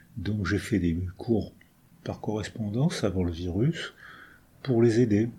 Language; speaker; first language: French; native; French